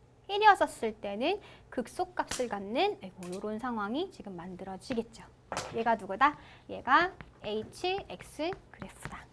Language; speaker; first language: Korean; native; Korean